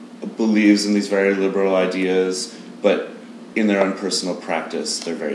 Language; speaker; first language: English; native; English